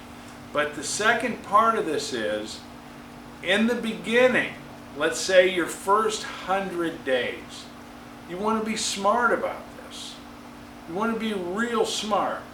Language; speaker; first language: English; native; English